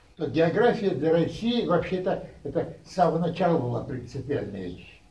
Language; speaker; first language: Russian; native; Russian